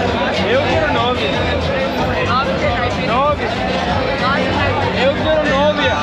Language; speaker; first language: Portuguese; non-native, learner; Greek